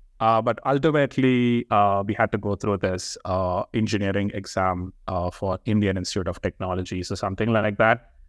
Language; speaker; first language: English; non-native, local second language; Telugu